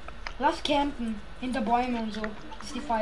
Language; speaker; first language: German; early bilingual, other home language; Turkish